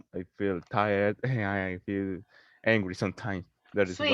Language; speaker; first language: English; non-native, learner; Spanish